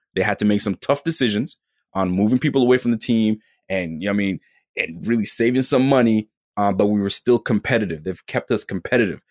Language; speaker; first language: English; native; English